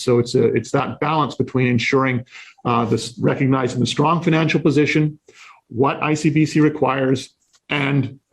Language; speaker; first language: English; native; English